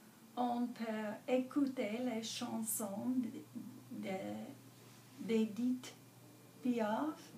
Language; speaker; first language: French; non-native, learner; English